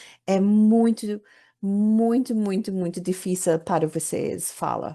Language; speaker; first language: Portuguese; non-native, learner; English